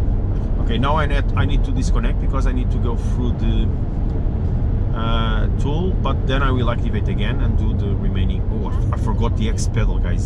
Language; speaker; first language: English; non-native, fluent; Portuguese